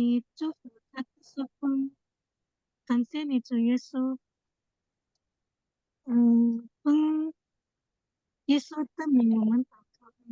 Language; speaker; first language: Chinese; non-native, learner; Indonesian